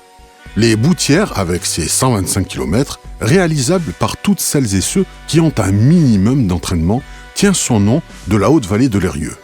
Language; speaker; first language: French; native; French